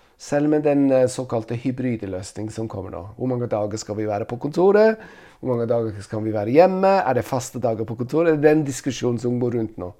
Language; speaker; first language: Norwegian; non-native, fluent; English